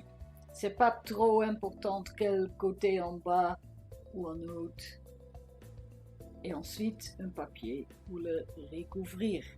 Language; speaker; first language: French; non-native, fluent; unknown